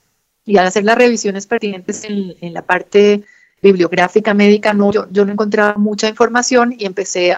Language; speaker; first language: Spanish; native; Spanish